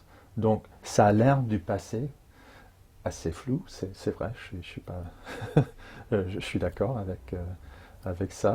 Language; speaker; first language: French; non-native, fluent; English